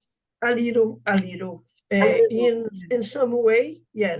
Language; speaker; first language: English; non-native, learner; Portuguese